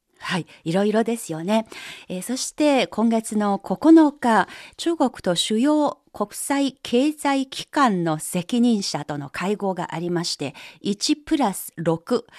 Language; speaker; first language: Japanese; non-native, fluent; Chinese